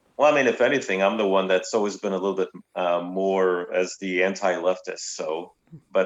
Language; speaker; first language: English; native; English